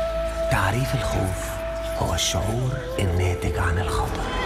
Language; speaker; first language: Arabic; native; Arabic